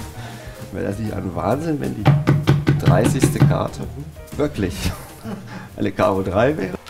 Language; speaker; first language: German; native; German